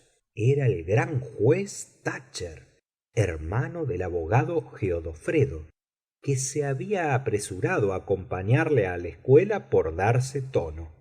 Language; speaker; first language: Spanish; native; Spanish